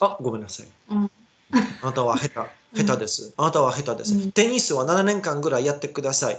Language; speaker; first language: Japanese; non-native, learner; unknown